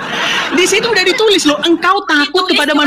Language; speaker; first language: Indonesian; native; Indonesian